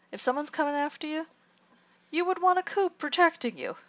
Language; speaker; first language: English; native; English